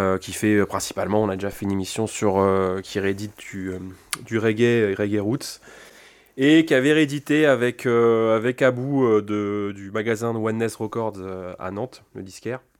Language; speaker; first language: French; native; French